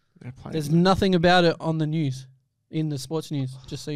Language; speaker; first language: English; native; English